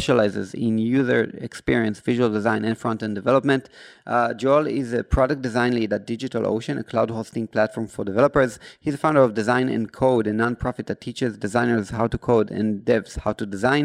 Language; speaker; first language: English; non-native, fluent; Hebrew